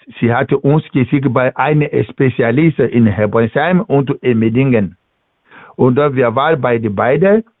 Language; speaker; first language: German; non-native, learner; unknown